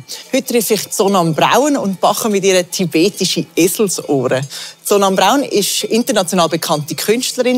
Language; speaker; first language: German; native; German